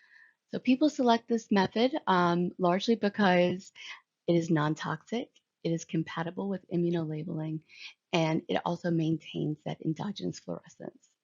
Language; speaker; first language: English; native; English